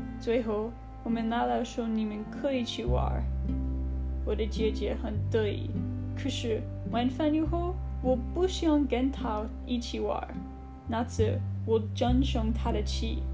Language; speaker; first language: Chinese; non-native, learner; English